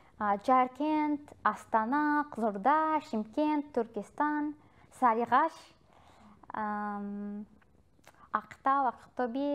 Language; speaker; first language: Kazakh; non-native, learner; English